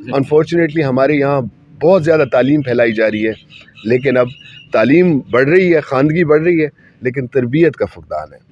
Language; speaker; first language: Urdu; non-native, local second language; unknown